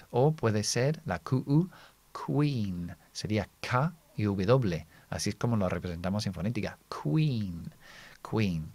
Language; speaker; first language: Spanish; non-native, fluent; English